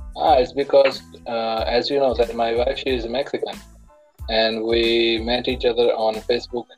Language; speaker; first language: English; non-native, local second language; Punjabi